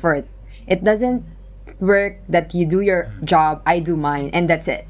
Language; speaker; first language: English; non-native, local second language; Filipino